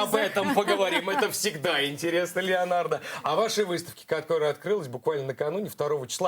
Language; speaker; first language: Russian; native; Russian